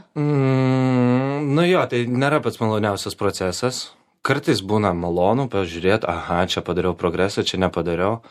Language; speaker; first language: Lithuanian; non-native, local second language; Polish